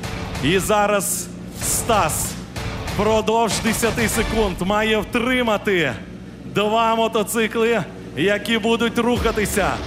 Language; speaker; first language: Ukrainian; native; Ukrainian